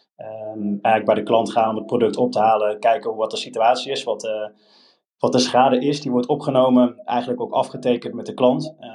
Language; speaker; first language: Dutch; native; Dutch